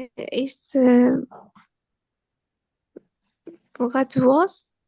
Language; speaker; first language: German; non-native, learner; Arabic